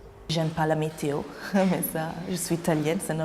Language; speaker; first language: French; non-native, fluent; Italian